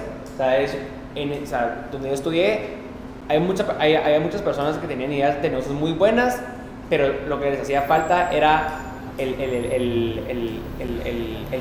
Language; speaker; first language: Spanish; native; Spanish